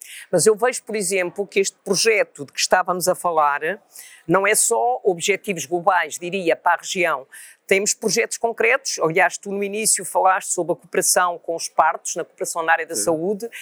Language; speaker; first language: Portuguese; native; Portuguese